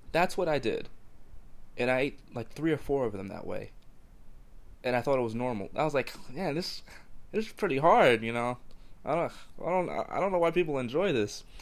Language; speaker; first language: English; native; English